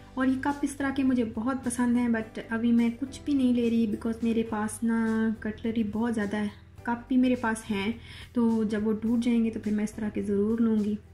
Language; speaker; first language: Urdu; non-native, local second language; Saraiki